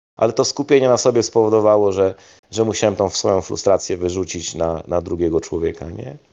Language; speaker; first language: Polish; native; Polish